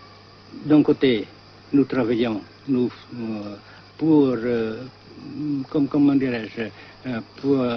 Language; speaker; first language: French; non-native, local second language; Vietnamese